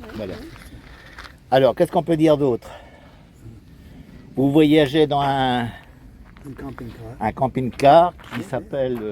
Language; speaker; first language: French; native; French